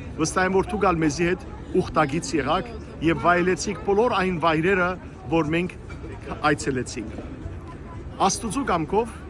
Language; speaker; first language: Armenian; early bilingual, heritage; Armenian